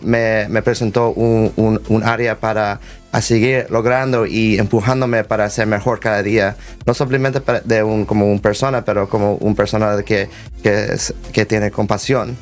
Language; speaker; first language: Spanish; early bilingual, heritage; Spanish